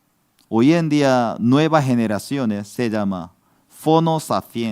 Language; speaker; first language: Spanish; non-native, fluent; Korean